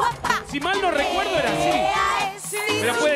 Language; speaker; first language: Spanish; native; Spanish